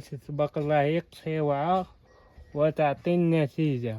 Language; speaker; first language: Arabic; native; Arabic